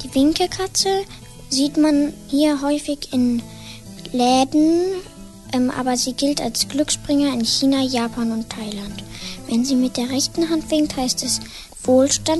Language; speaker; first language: German; native; German